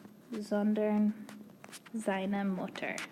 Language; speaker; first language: German; non-native, fluent; English